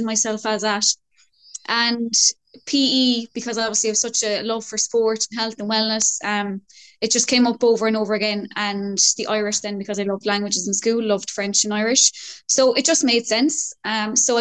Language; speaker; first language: English; native; English